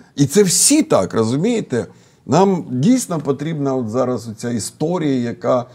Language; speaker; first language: Ukrainian; native; Ukrainian